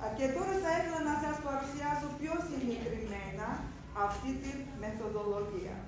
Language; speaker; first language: Greek; non-native, fluent; Russian